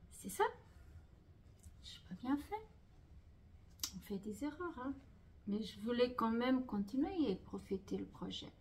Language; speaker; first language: French; non-native, fluent; Portuguese